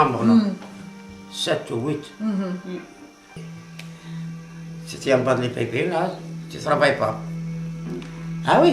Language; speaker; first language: French; non-native, learner; Arabic